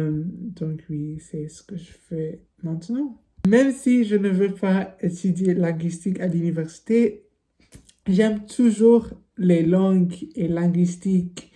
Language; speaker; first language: French; non-native, learner; English